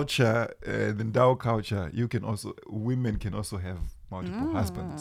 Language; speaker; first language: English; non-native, local second language; Shona